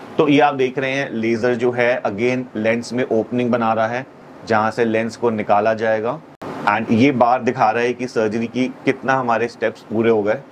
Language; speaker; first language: Hindi; native; Hindi